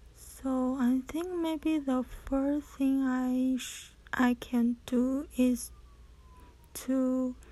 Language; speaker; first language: English; non-native, learner; Chinese